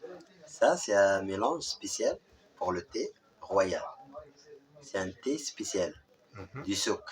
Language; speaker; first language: French; non-native, local second language; Arabic